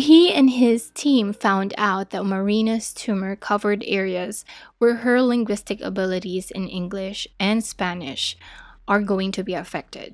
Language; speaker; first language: English; non-native, local second language; Filipino